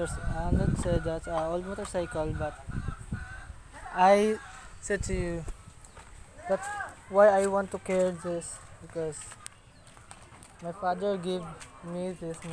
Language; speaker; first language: English; non-native, learner; Filipino